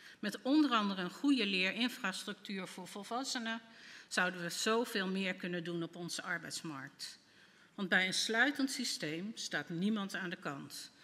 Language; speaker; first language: Dutch; native; Dutch